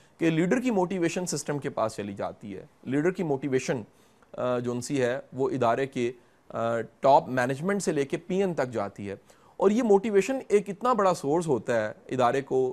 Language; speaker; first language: Urdu; non-native, local second language; Punjabi